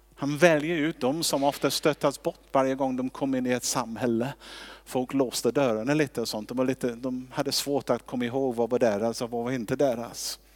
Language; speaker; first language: Swedish; non-native, fluent; English